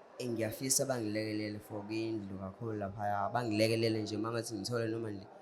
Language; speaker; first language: Zulu; non-native, local second language; Xhosa